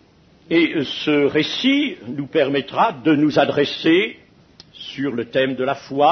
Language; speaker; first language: French; native; French